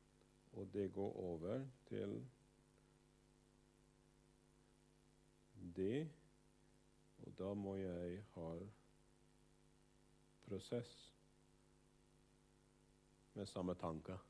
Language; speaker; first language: Norwegian; non-native, fluent; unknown